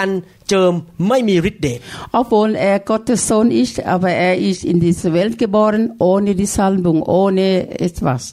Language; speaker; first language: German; non-native, learner; Thai